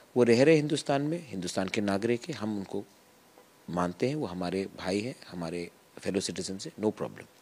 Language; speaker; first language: Hindi; non-native, local second language; Kok Borok